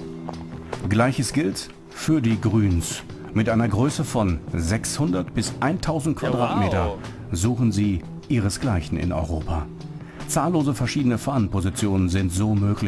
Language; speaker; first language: German; native; German